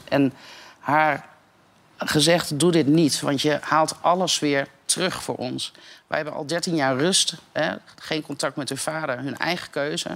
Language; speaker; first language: Dutch; native; Dutch